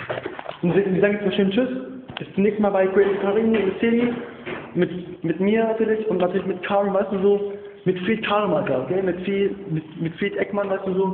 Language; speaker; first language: German; early bilingual, other home language; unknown